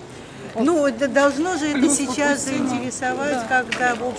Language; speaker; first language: Russian; native; Russian